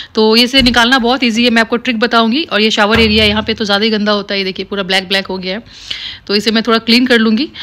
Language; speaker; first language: Hindi; native; Hindi